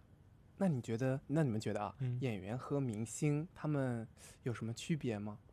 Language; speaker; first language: Chinese; native; Chinese